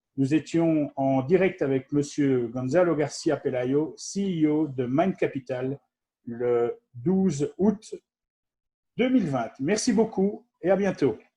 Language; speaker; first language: French; native; French